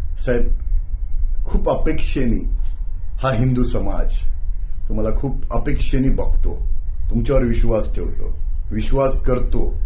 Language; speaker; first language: Marathi; non-native, local second language; Hindi